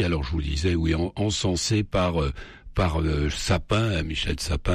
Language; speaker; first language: French; native; French